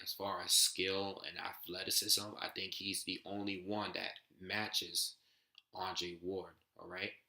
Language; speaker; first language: English; native; English